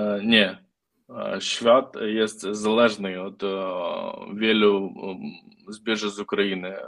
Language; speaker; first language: Polish; non-native, learner; Ukrainian